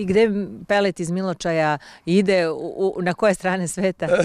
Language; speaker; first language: Serbian; native; Serbian